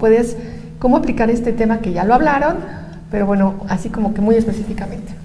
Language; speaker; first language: Spanish; native; Spanish